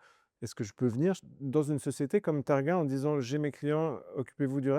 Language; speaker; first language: French; native; French